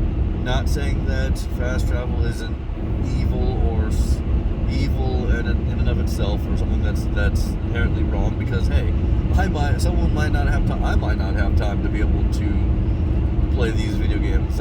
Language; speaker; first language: English; native; English